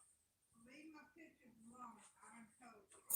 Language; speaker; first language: English; native; English